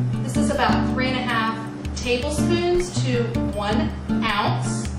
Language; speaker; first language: English; native; English